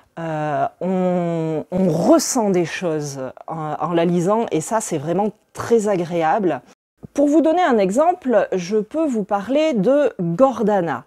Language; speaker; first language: French; native; French